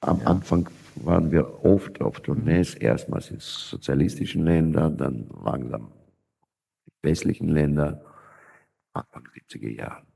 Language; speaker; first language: German; non-native, fluent; Russian